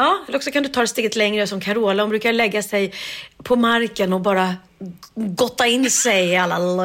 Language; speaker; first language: Swedish; native; Swedish